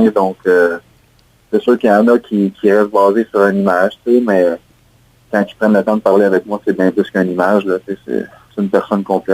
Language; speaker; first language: French; native; French